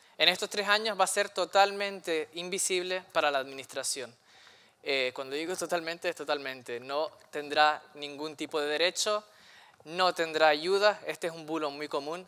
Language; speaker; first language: Spanish; native; Spanish